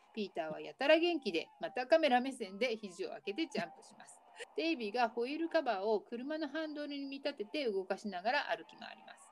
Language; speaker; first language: Japanese; native; Japanese